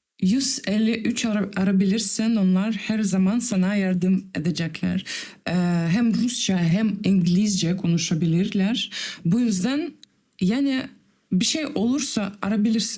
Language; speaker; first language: Turkish; non-native, fluent; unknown